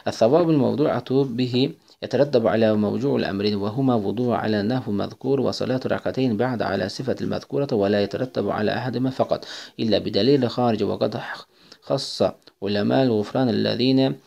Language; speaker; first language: Arabic; non-native, fluent; Azerbaijani